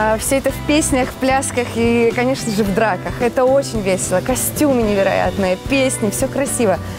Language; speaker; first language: Russian; native; Russian